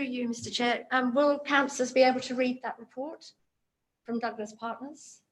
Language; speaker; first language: English; native; English